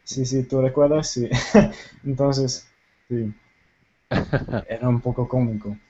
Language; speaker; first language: Spanish; non-native, fluent; Tamil